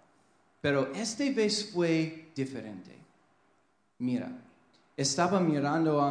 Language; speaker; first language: Spanish; non-native, fluent; English